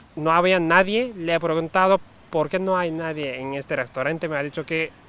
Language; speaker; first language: Spanish; non-native, fluent; Turkish